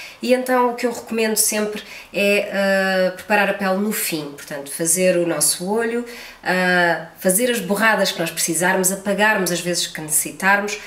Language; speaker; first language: Portuguese; native; Portuguese